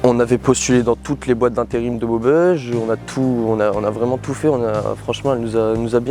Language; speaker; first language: French; native; French